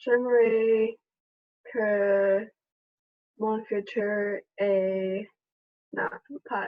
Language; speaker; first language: French; non-native, learner; English